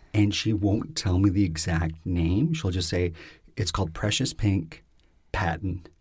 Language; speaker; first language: English; native; English